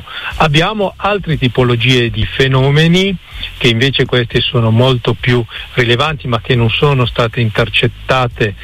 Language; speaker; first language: Italian; native; Italian